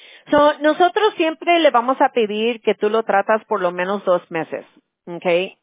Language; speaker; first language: Spanish; early bilingual, heritage; Spanish